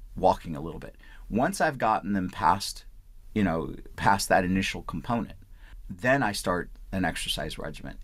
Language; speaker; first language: English; early bilingual, other home language; Punjabi